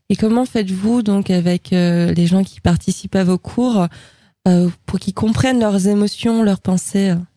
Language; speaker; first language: French; native; French